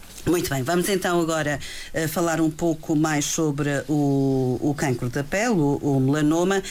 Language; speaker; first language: Portuguese; native; Portuguese